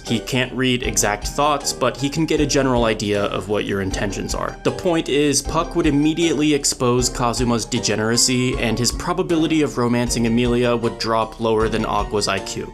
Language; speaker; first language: English; native; English